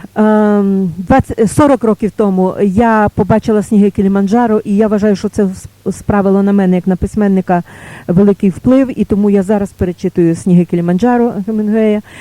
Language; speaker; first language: Ukrainian; native; Ukrainian